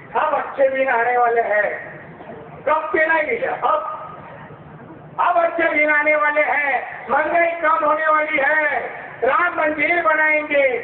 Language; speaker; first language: Hindi; non-native, local second language; Marathi